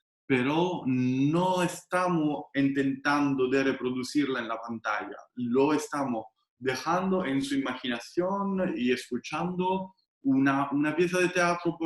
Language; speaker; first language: Spanish; non-native, fluent; Italian